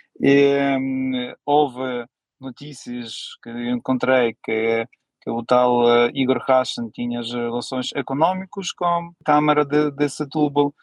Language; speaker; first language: Portuguese; non-native, fluent; Ukrainian